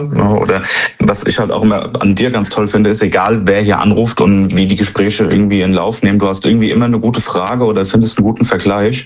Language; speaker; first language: German; native; German